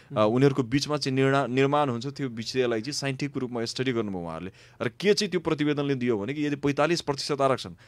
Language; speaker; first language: Nepali; non-native, local second language; Maithili